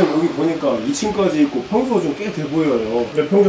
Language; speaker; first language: Korean; native; Korean